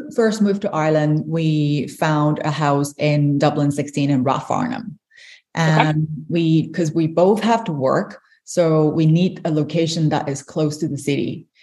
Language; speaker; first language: English; non-native, local second language; Cantonese